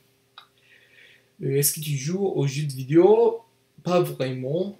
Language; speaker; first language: French; non-native, learner; English